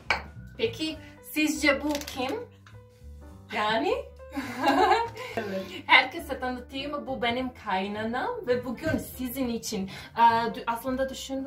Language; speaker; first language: Turkish; non-native, fluent; Bosnian